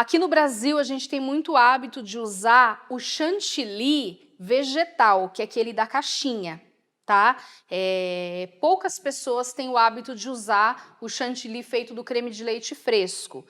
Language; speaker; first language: Portuguese; native; Portuguese